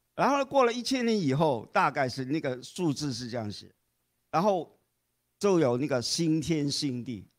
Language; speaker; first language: Chinese; non-native, fluent; Cantonese